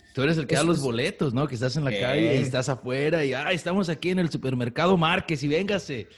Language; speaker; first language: Spanish; native; Spanish